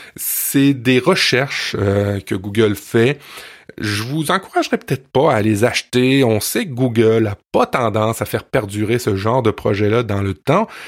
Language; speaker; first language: French; native; French